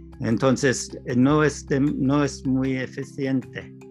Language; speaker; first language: Spanish; non-native, learner; English